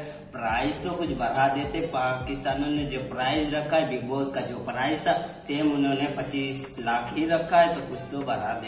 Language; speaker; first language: Hindi; native; Hindi